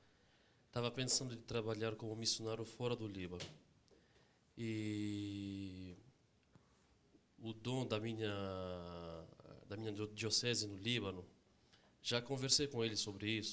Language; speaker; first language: Portuguese; non-native, fluent; Arabic